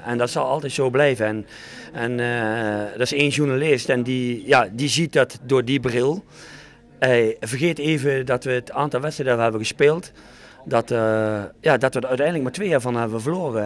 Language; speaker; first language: Dutch; native; Dutch